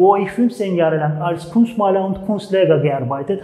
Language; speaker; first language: German; non-native, fluent; Turkish